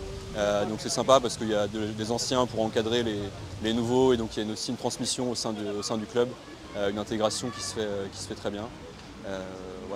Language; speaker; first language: French; native; French